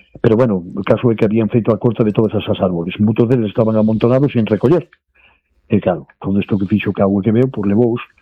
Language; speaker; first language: Galician; native; Galician